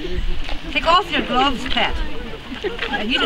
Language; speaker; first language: English; native; English